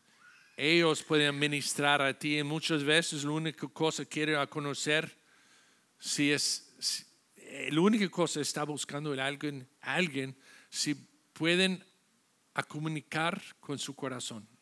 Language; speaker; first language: Spanish; non-native, fluent; English